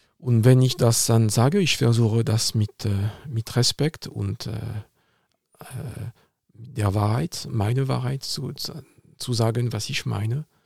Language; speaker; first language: German; non-native, fluent; French